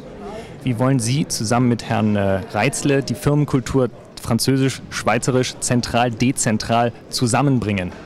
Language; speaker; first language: German; native; German